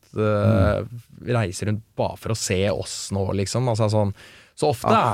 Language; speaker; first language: Norwegian; native; Norwegian